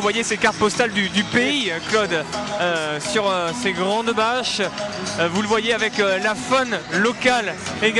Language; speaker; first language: French; native; French